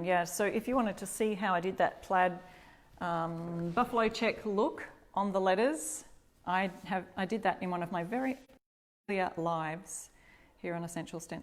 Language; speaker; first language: English; native; English